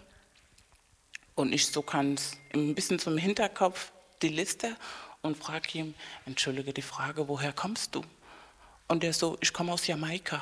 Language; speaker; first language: German; non-native, fluent; Spanish